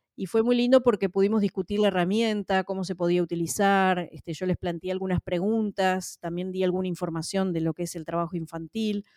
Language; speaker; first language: Spanish; native; Spanish